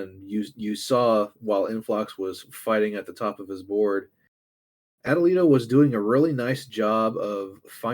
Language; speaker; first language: English; native; English